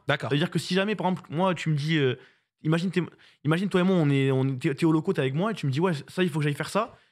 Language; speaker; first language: French; native; French